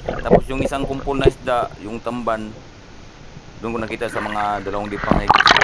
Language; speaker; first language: Filipino; non-native, local second language; Cebuano